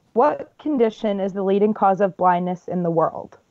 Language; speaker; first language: English; native; English